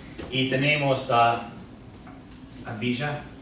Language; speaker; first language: Spanish; non-native, fluent; English